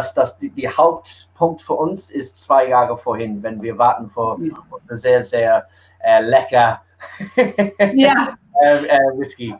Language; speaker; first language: German; early bilingual, heritage; English